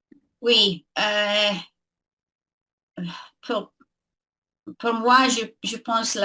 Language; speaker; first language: French; non-native, learner; English